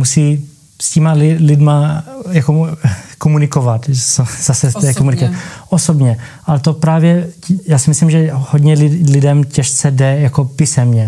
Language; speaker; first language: Czech; early bilingual, heritage; Czech